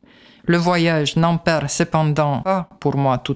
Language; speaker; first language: French; native; French